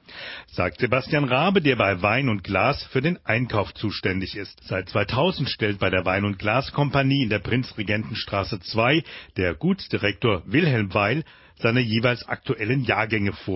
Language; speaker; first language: German; native; German